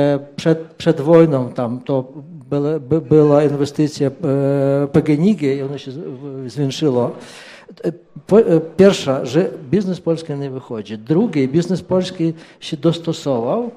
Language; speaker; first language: Polish; non-native, fluent; Ukrainian